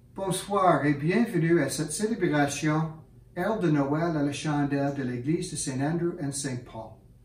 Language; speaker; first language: French; non-native, local second language; English